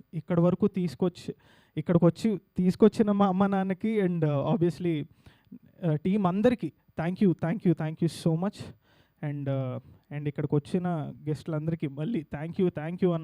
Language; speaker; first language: Telugu; native; Telugu